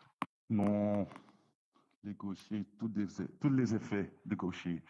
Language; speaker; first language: French; non-native, local second language; Dutch